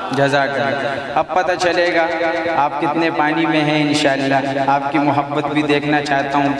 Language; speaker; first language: Urdu; non-native, local second language; Pashto